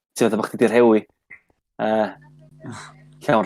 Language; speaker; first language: Welsh; native; Welsh